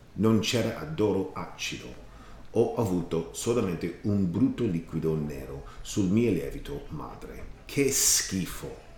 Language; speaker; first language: Italian; non-native, learner; English